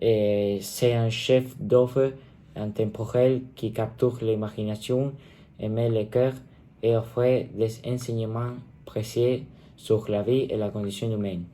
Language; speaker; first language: French; non-native, learner; Spanish